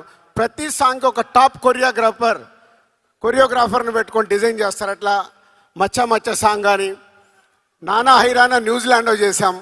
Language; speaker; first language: Telugu; native; Telugu